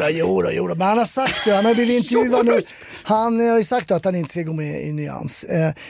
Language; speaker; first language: Swedish; early bilingual, other home language; German